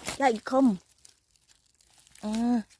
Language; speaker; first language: German; non-native, learner; Thai